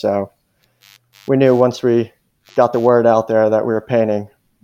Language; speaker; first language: English; native; English